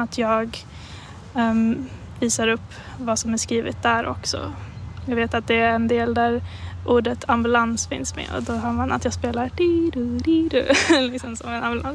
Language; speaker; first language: Swedish; native; Swedish